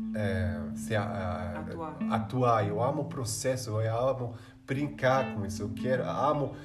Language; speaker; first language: Portuguese; non-native, fluent; German